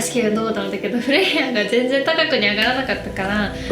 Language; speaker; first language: Japanese; native; Japanese